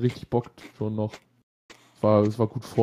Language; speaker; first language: German; native; German